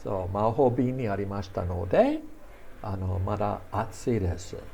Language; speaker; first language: Japanese; non-native, fluent; English